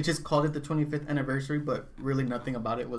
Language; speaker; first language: English; native; English